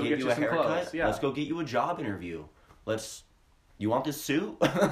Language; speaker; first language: English; native; English